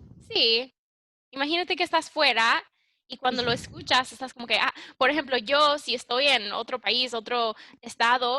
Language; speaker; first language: Spanish; early bilingual, heritage; English